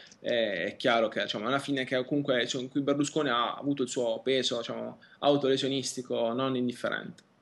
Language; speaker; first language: Italian; native; Italian